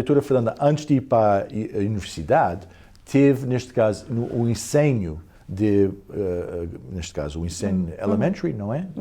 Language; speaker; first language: Portuguese; early bilingual, heritage; Portuguese